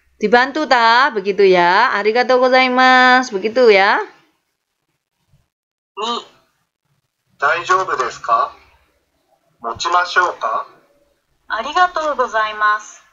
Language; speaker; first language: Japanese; non-native, fluent; Indonesian